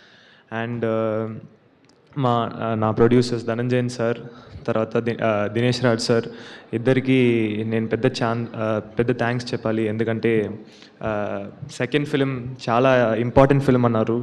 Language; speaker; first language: Telugu; non-native, learner; Tamil